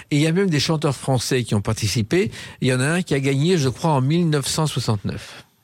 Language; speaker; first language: French; native; French